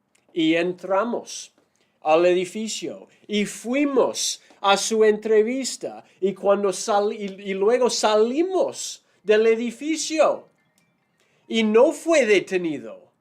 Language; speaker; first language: Spanish; non-native, fluent; English